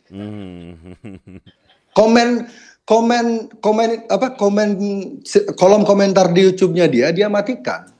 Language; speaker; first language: Indonesian; native; Indonesian